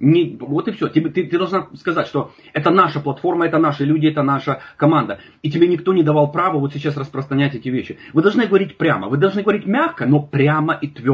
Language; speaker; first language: Russian; native; Russian